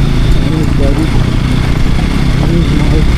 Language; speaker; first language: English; non-native, fluent; Nepali